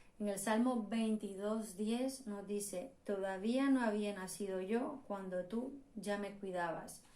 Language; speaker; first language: Spanish; native; Spanish